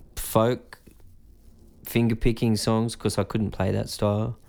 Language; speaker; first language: English; native; English